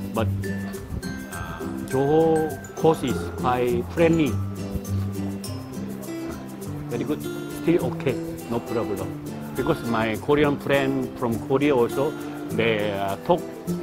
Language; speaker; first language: English; non-native, learner; Korean